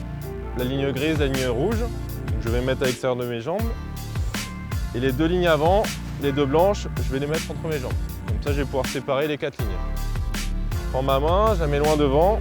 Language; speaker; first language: French; native; French